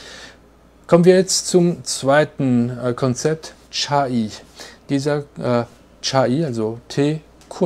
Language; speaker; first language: German; non-native, fluent; French